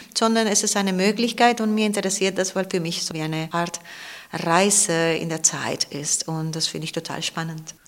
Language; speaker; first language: German; non-native, fluent; Spanish